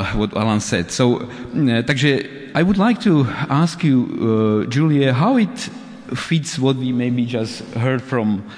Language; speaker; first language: English; non-native, fluent; Slovak